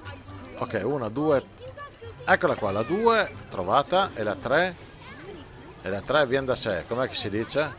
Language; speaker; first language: Italian; native; Italian